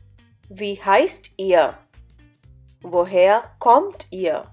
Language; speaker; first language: German; non-native, fluent; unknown